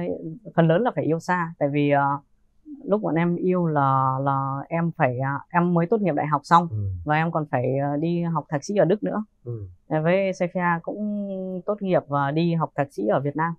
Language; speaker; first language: Vietnamese; early bilingual, heritage; Vietnamese